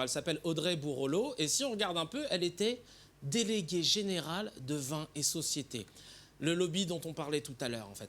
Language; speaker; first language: French; native; French